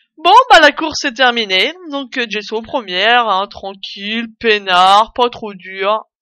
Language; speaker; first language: French; native; French